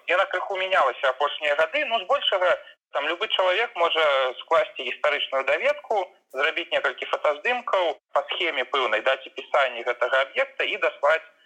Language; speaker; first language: Belarusian; non-native, local second language; Russian